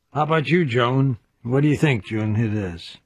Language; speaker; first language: English; native; English